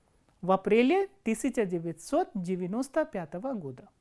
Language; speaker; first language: Russian; non-native, fluent; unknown